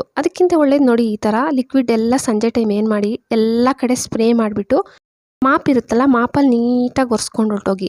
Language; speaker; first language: Kannada; native; Kannada